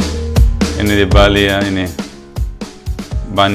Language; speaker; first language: Indonesian; non-native, fluent; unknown